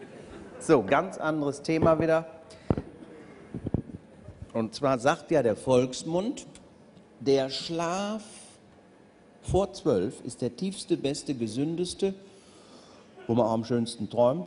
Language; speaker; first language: German; native; German